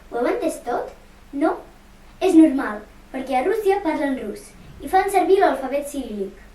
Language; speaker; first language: Catalan; early bilingual, other home language; Russian